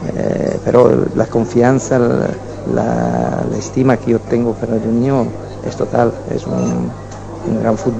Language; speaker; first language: Spanish; non-native, fluent; Italian